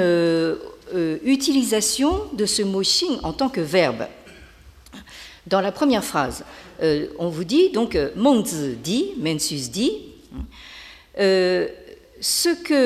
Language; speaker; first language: French; native; French